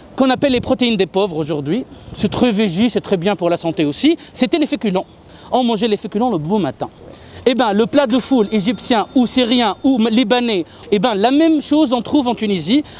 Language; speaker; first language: French; non-native, local second language; Arabic